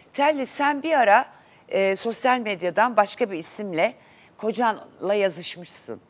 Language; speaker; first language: Turkish; native; Turkish